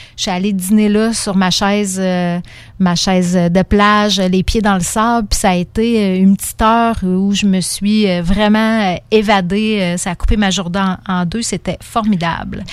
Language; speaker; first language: French; native; French